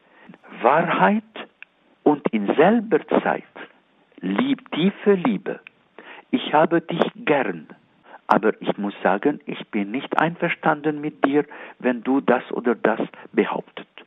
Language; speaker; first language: German; non-native, fluent; Arabic